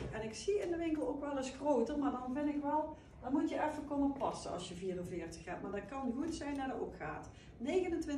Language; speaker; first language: Dutch; native; Dutch